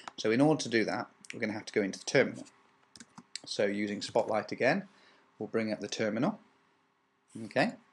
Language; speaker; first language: English; native; English